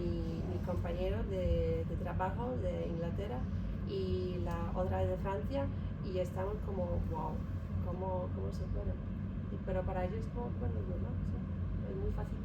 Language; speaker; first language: Spanish; non-native, learner; Polish